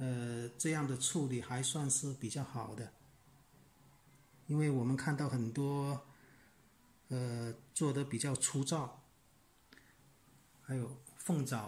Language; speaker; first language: Chinese; native; Chinese